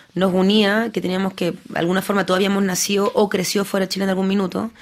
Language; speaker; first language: Spanish; early bilingual, heritage; French